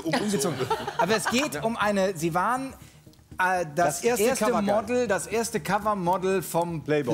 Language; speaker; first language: German; native; German